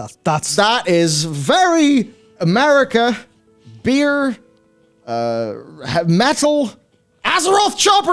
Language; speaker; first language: English; native; English